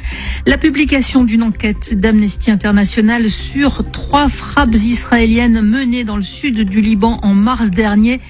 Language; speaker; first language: French; native; French